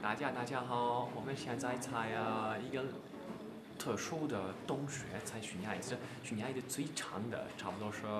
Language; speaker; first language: Chinese; non-native, learner; Hungarian